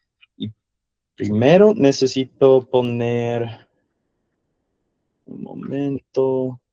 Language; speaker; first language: Spanish; non-native, learner; English